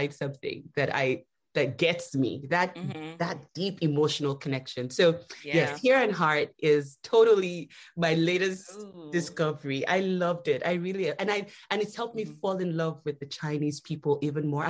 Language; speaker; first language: English; non-native, local second language; Yoruba